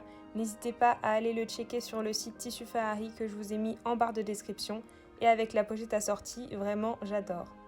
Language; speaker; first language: French; native; French